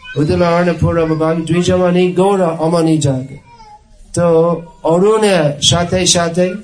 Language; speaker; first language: Bangla; non-native, fluent; English